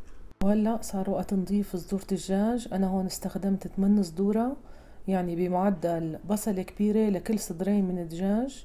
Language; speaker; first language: Arabic; native; Arabic